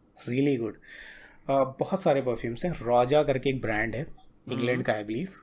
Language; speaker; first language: Hindi; native; Hindi